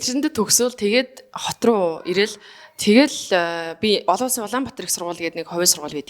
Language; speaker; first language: Mongolian; native; Mongolian